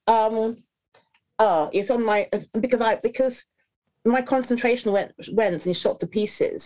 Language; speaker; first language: English; native; English